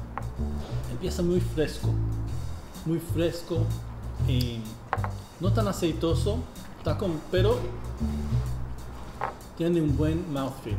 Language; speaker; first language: Spanish; non-native, fluent; English